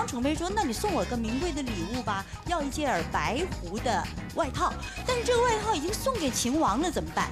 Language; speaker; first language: Chinese; native; Chinese